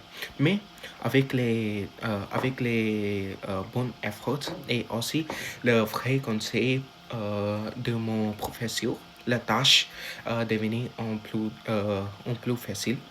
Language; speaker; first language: French; non-native, learner; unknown